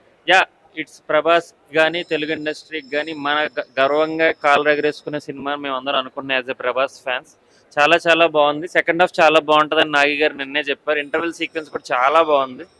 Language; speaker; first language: Telugu; native; Telugu